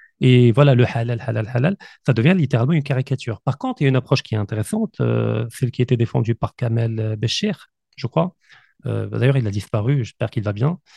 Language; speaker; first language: French; non-native, local second language; Arabic